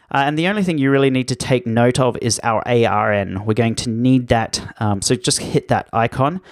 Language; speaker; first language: English; native; English